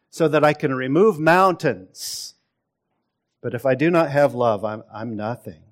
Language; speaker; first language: English; native; English